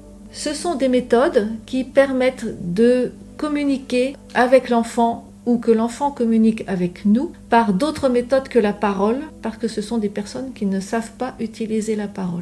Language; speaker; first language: French; native; French